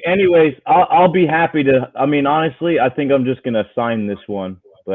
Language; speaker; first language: English; native; English